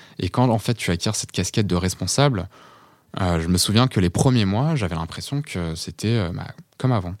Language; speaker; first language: French; early bilingual, other home language; Portuguese